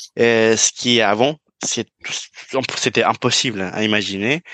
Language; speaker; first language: French; non-native, fluent; Spanish